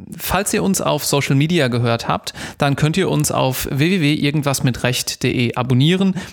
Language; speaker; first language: German; native; German